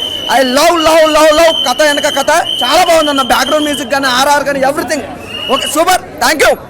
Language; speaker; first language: Telugu; native; Telugu